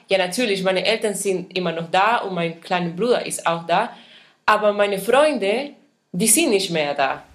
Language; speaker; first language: German; non-native, fluent; Spanish